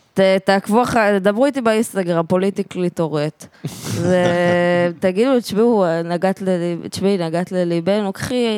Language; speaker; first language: Hebrew; native; Hebrew